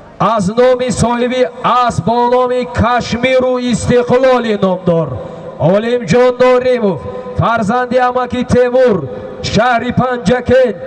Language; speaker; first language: Tajik; native; Tajik